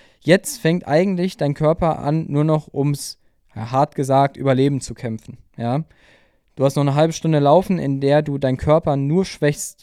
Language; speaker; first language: German; native; German